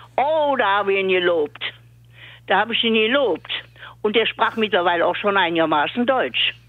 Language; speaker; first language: German; native; German